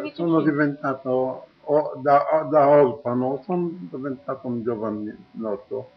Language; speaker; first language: Italian; non-native, local second language; Arabic